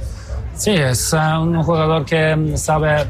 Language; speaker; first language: Spanish; non-native, fluent; Polish